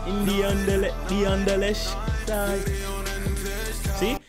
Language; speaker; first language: German; non-native, learner; English